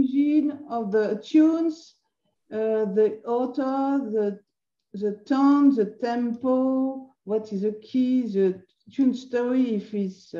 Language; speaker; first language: English; non-native, learner; French